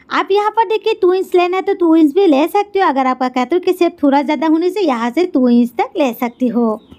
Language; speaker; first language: Hindi; native; Hindi